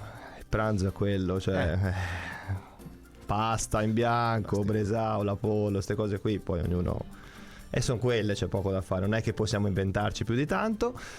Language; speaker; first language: Italian; native; Italian